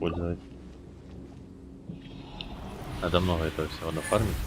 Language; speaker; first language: Russian; native; Russian